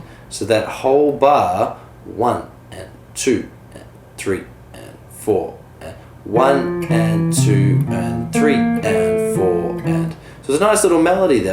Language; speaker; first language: English; native; English